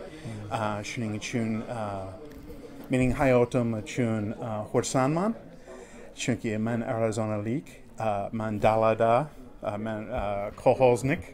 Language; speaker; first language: Uzbek; non-native, learner; English